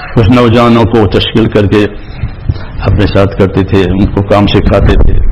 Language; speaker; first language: Urdu; non-native, local second language; Gujarati